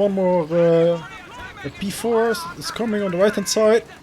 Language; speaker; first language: English; non-native, fluent; Dutch